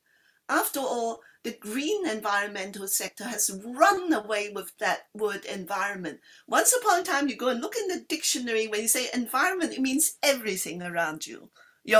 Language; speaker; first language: English; non-native, local second language; Cantonese